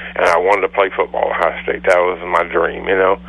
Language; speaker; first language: English; native; English